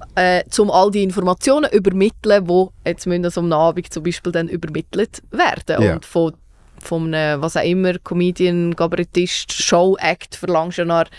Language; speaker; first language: German; native; German